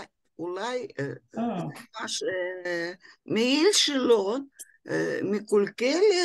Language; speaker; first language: Hebrew; non-native, fluent; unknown